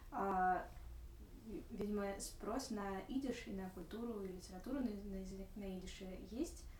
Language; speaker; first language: Russian; native; Russian